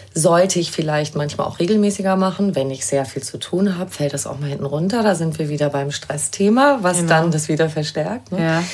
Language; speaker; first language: German; early bilingual, other home language; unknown